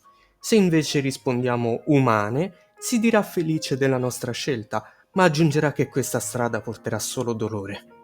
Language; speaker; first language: Italian; native; Italian